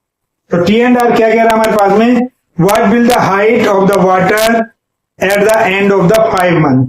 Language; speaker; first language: Hindi; native; Hindi